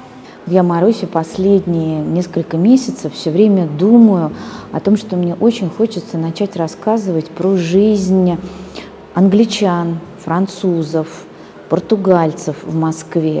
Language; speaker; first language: Russian; native; Russian